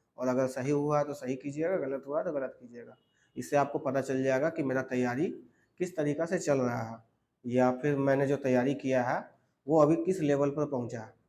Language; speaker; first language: Hindi; native; Hindi